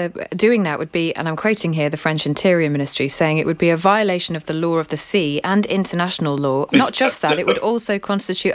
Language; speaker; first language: English; native; English